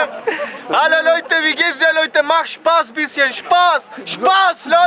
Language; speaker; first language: German; non-native, learner; Macedonian